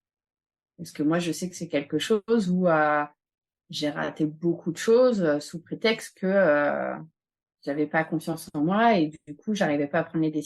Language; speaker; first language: French; native; French